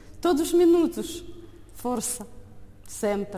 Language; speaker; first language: Portuguese; non-native, learner; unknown